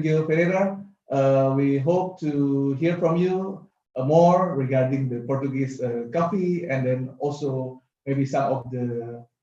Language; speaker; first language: English; non-native, fluent; Indonesian